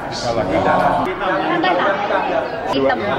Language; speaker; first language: Indonesian; non-native, learner; Vietnamese